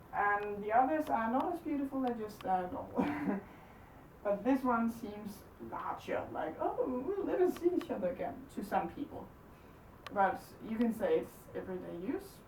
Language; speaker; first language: English; non-native, fluent; Danish